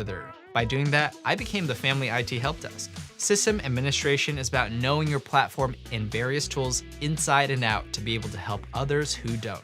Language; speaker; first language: English; native; English